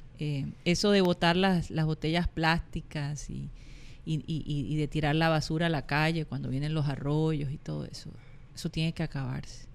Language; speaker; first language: Spanish; native; Spanish